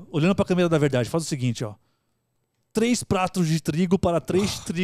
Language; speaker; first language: Portuguese; native; Portuguese